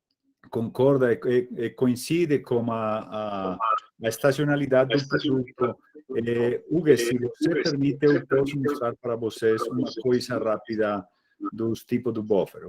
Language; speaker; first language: Portuguese; non-native, fluent; Spanish